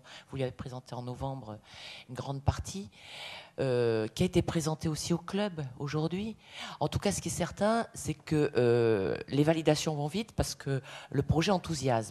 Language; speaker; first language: French; native; French